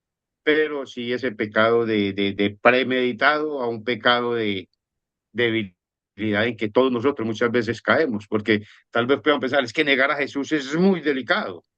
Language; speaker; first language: Spanish; native; Spanish